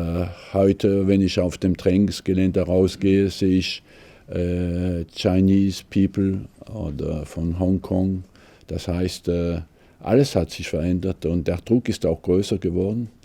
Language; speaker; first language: German; non-native, fluent; French